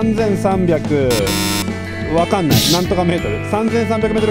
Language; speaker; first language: Japanese; native; Japanese